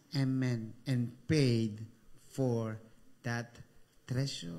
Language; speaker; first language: English; non-native, local second language; Filipino